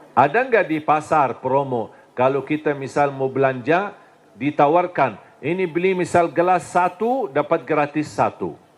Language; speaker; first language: Indonesian; non-native, fluent; Arabic